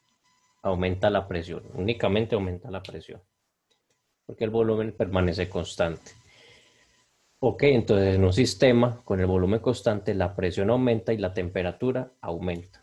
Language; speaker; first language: Spanish; native; Spanish